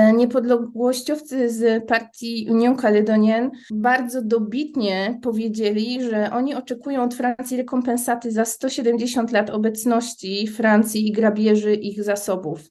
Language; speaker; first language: Polish; native; Polish